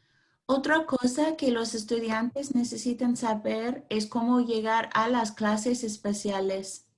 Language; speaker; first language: Spanish; non-native, fluent; English